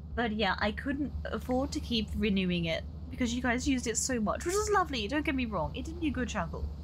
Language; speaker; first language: English; native; English